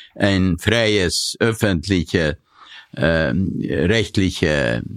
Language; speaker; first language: German; non-native, fluent; Hungarian